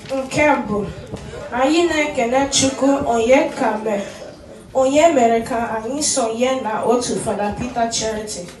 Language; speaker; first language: Igbo; early bilingual, heritage; Igbo